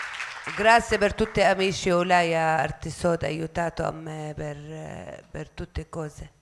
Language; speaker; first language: Italian; non-native, local second language; Arabic